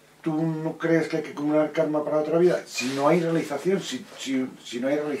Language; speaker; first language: Spanish; native; Spanish